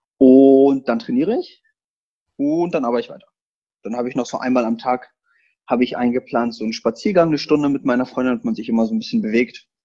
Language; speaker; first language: German; early bilingual, other home language; Polish